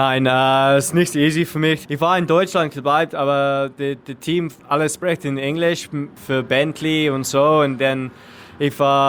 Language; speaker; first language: German; non-native, learner; English